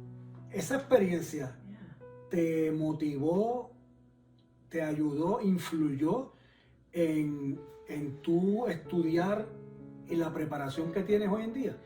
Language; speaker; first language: Spanish; native; Spanish